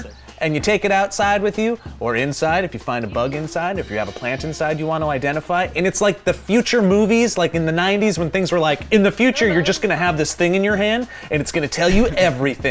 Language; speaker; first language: English; native; English